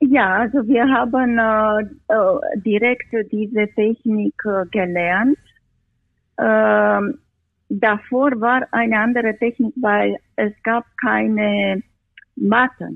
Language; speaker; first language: German; non-native, fluent; Romanian